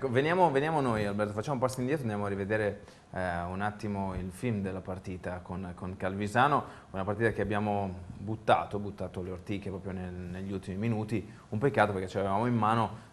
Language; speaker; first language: Italian; native; Italian